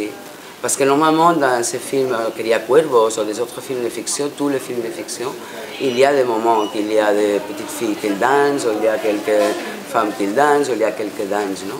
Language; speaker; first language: French; non-native, fluent; Spanish